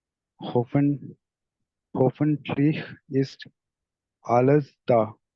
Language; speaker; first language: German; non-native, learner; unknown